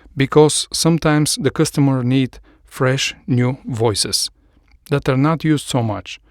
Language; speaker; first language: English; non-native, fluent; Bulgarian